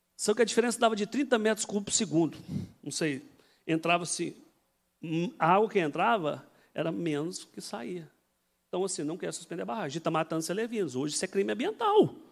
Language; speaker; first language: Portuguese; native; Portuguese